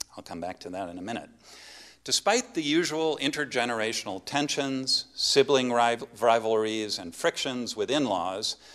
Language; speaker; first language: English; native; English